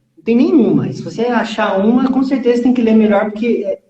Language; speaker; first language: Portuguese; early bilingual, heritage; Portuguese